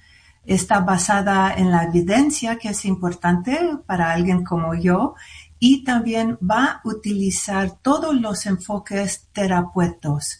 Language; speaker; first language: Spanish; early bilingual, heritage; Spanish